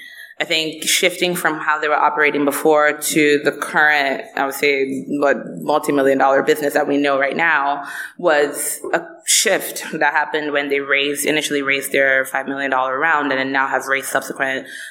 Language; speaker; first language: English; non-native, local second language; Igbo